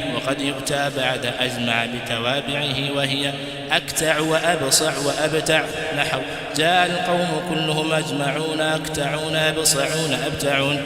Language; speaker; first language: Arabic; non-native, fluent; Swahili